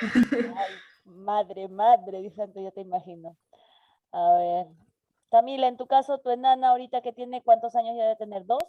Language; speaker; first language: Spanish; native; Spanish